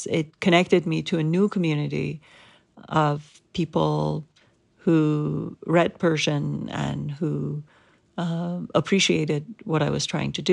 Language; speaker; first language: English; non-native, fluent; Persian